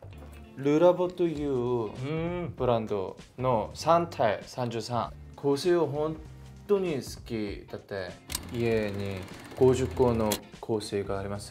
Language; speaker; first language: Japanese; non-native, fluent; Korean